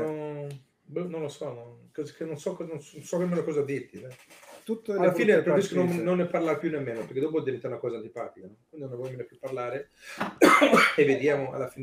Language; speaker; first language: Italian; early bilingual, heritage; Italian